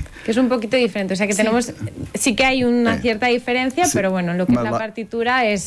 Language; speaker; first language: Portuguese; non-native, learner; Catalan